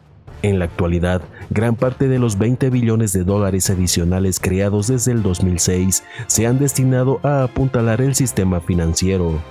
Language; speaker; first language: Spanish; native; Spanish